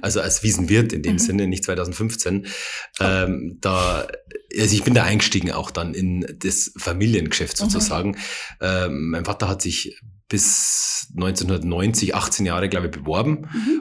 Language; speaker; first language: German; native; German